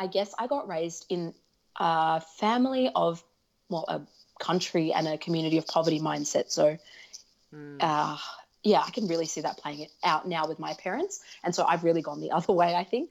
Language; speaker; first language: English; early bilingual, other home language; Russian